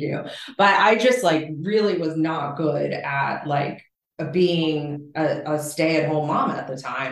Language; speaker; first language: English; native; English